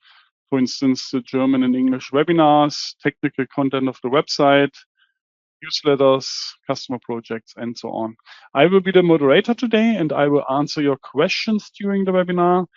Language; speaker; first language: English; non-native, fluent; German